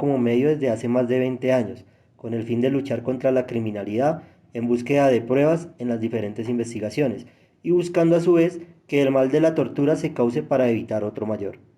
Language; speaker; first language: Spanish; native; Spanish